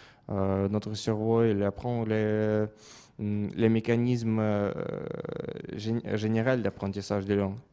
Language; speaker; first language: French; non-native, fluent; Russian